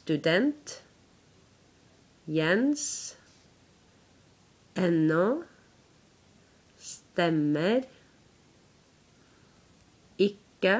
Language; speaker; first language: Norwegian; non-native, learner; English